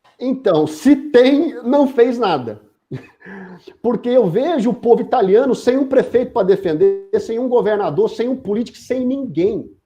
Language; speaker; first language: Portuguese; native; Portuguese